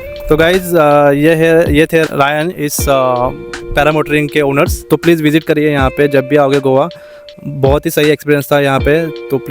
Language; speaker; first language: Hindi; native; Hindi